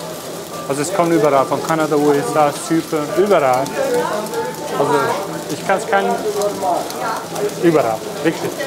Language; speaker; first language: German; non-native, fluent; Turkish